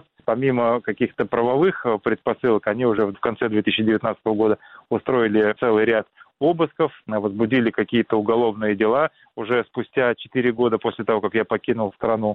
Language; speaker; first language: Russian; native; Russian